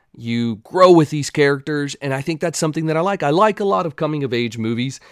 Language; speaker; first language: English; native; English